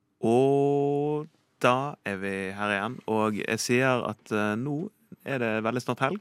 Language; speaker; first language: Norwegian; native; Norwegian